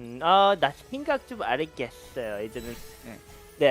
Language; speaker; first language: Korean; early bilingual, heritage; Korean